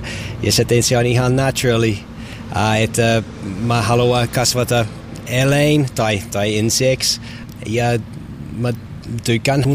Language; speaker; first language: Finnish; non-native, learner; English